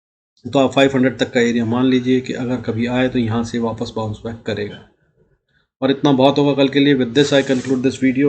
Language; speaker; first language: Hindi; native; Hindi